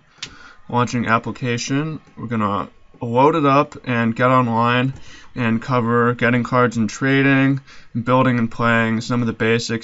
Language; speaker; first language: English; native; English